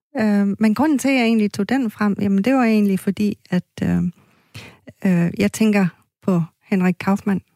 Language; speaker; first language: Danish; native; Danish